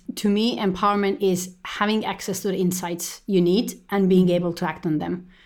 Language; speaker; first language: English; non-native, fluent; Estonian